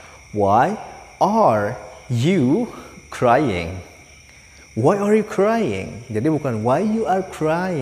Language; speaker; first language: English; non-native, fluent; Indonesian